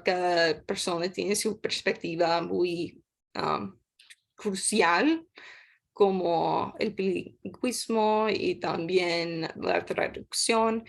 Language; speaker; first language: Spanish; non-native, learner; English